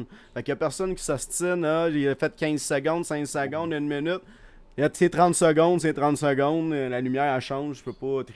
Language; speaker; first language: French; native; French